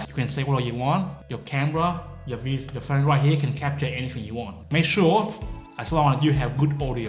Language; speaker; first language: English; non-native, fluent; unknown